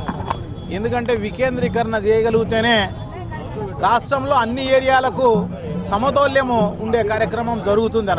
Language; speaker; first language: Telugu; native; Telugu